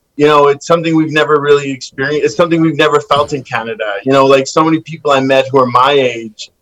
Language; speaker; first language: English; native; English